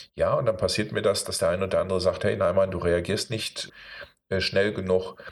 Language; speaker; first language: German; native; German